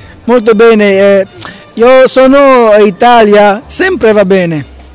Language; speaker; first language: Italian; non-native, learner; English